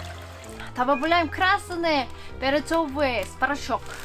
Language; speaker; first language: Russian; non-native, learner; Korean